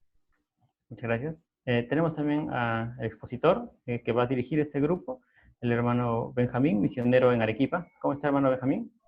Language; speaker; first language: Spanish; native; Spanish